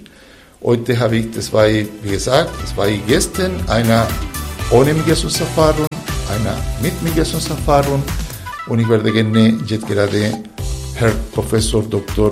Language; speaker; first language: German; non-native, fluent; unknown